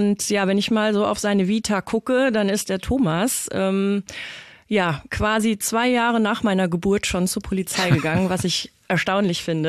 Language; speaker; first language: German; native; German